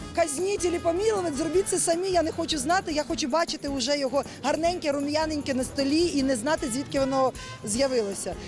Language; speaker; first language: Ukrainian; native; Ukrainian